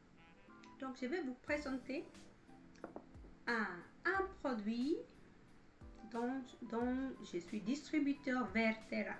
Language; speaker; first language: French; non-native, fluent; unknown